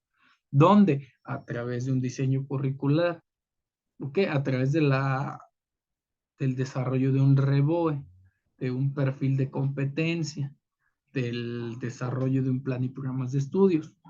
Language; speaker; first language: Spanish; native; Spanish